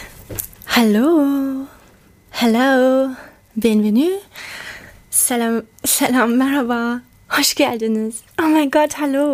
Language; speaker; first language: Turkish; early bilingual, heritage; Turkish